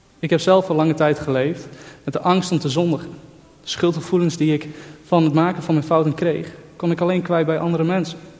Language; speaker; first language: Dutch; native; Dutch